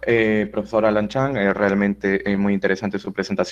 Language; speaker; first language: Spanish; native; Spanish